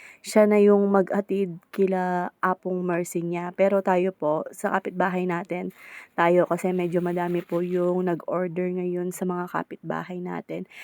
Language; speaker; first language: Filipino; native; Filipino